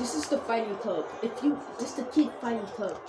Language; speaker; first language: English; native; English